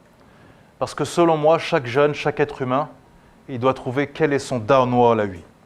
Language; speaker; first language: French; native; French